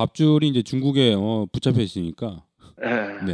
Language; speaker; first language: Korean; native; Korean